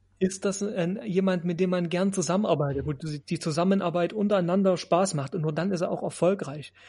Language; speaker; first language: German; native; German